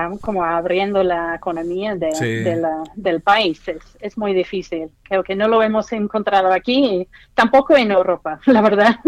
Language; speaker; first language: Spanish; non-native, fluent; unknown